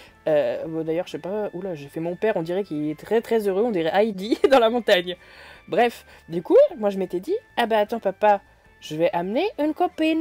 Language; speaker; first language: French; native; French